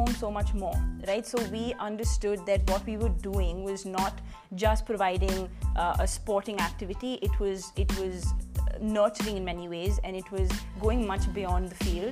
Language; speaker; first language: English; non-native, local second language; Punjabi